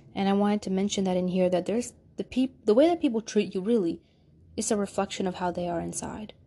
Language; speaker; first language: English; native; English